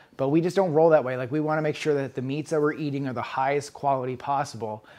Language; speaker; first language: English; native; English